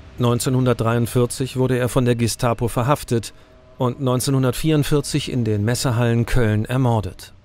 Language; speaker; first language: German; native; German